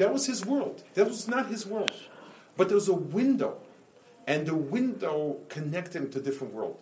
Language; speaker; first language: English; native; English